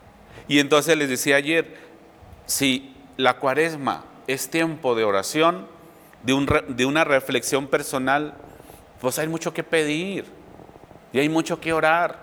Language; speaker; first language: Spanish; native; Spanish